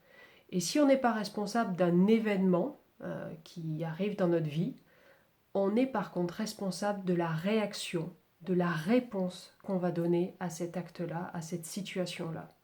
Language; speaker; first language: French; native; French